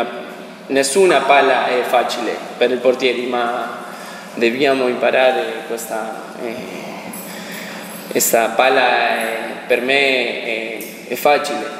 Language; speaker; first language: Italian; non-native, learner; Spanish